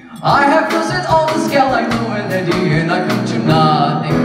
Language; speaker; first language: English; non-native, fluent; Portuguese